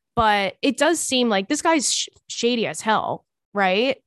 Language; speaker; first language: English; native; English